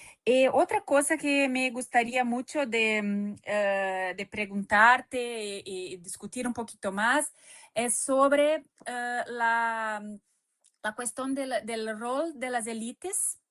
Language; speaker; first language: Spanish; non-native, fluent; Portuguese